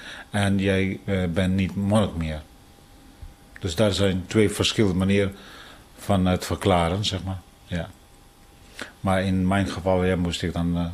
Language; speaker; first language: Dutch; non-native, fluent; Tibetan